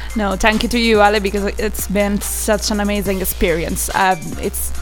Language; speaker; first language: English; non-native, fluent; Italian